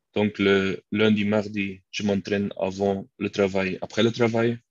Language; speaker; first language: French; non-native, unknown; Dutch